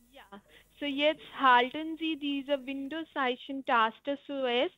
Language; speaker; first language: German; non-native, learner; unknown